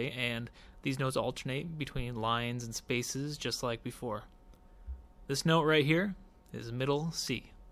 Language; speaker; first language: English; native; English